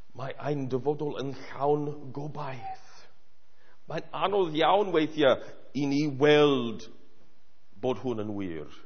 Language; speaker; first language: Welsh; non-native, fluent; English